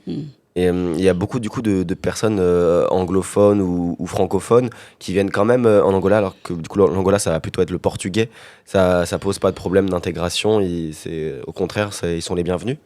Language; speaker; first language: French; native; French